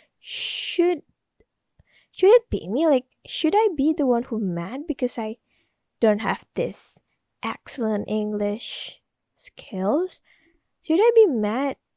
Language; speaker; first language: English; non-native, learner; Indonesian